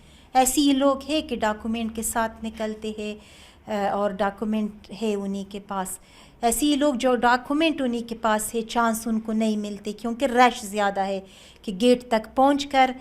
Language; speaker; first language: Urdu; non-native, learner; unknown